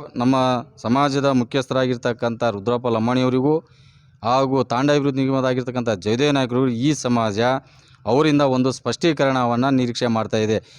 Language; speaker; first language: Kannada; non-native, local second language; Lambadi